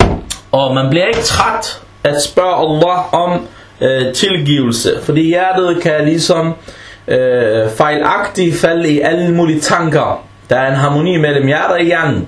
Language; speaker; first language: Danish; early bilingual, other home language; Arabic